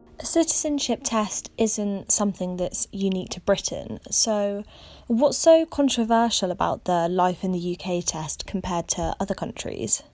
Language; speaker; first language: English; native; English